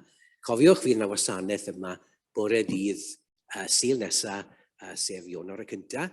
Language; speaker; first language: Welsh; native; Welsh